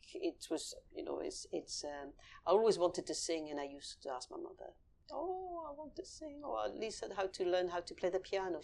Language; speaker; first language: English; early bilingual, other home language; French